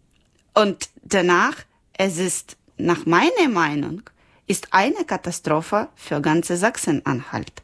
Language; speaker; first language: German; non-native, learner; Ukrainian